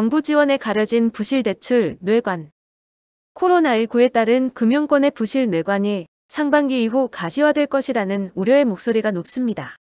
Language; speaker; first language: Korean; native; Korean